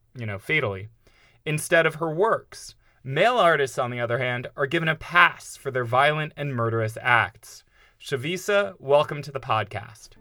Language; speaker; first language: English; native; English